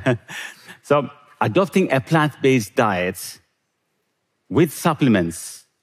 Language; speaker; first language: English; non-native, fluent; Tigrinya